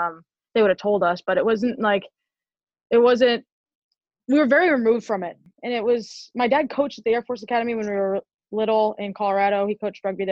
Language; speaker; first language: English; native; English